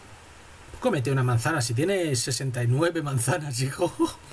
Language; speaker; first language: Spanish; native; Spanish